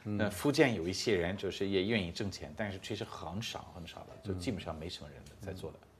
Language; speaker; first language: Chinese; non-native, fluent; English